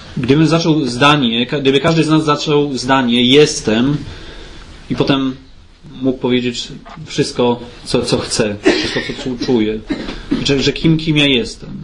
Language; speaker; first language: Polish; early bilingual, heritage; Polish